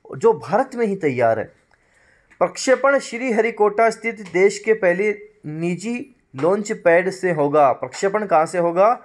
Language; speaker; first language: Hindi; native; Hindi